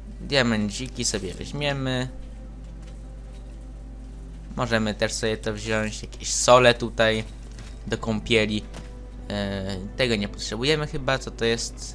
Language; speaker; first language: Polish; native; Polish